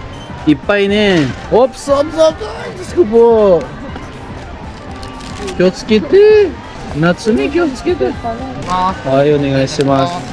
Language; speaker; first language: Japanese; non-native, learner; Filipino